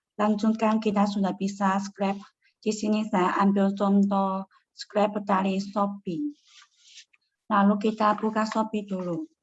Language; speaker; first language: Indonesian; non-native, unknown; Chinese